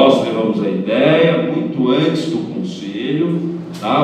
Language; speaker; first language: Portuguese; native; Portuguese